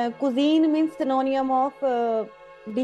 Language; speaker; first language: English; non-native, learner; Punjabi